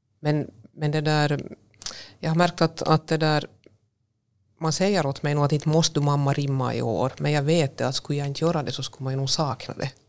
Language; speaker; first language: Swedish; native; Swedish